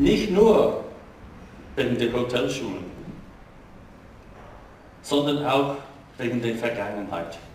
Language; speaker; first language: German; non-native, fluent; English